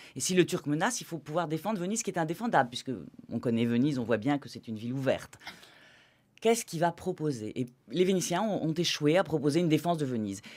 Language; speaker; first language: French; native; French